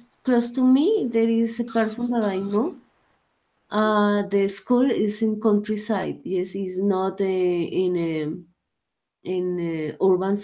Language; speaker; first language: English; non-native, learner; Spanish